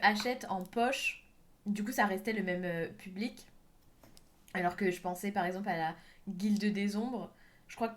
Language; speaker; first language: French; native; French